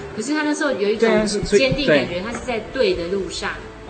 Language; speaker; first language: Chinese; native; Chinese